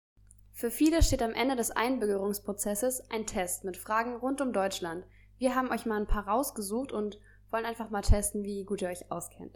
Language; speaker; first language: German; native; German